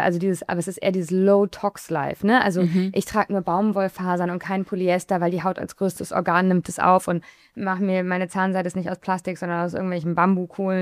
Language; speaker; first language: German; native; German